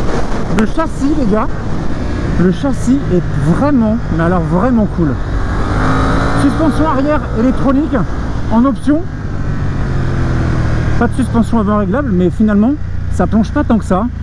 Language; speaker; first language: French; native; French